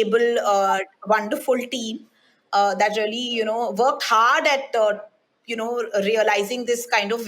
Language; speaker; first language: English; non-native, local second language; Hindi